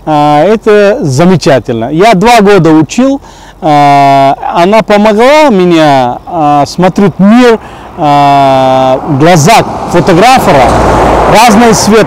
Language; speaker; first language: Russian; non-native, learner; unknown